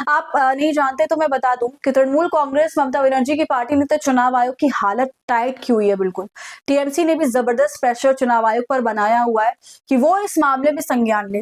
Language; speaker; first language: Hindi; native; Hindi